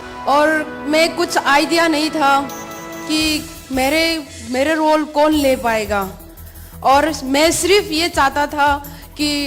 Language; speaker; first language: Hindi; non-native, local second language; Manipuri